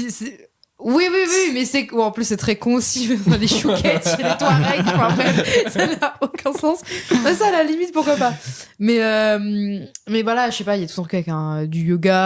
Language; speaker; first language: French; native; French